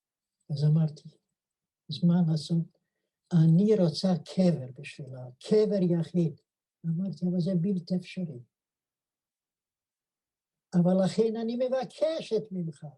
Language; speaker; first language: Hebrew; non-native, fluent; Yiddish